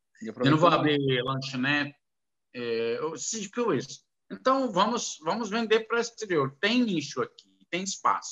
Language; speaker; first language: Portuguese; non-native, learner; Arabic